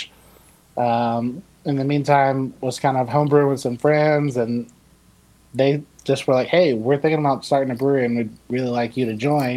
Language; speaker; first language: English; native; English